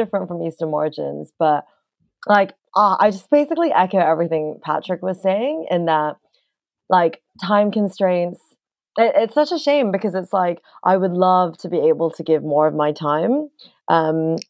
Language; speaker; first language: English; non-native, local second language; Cantonese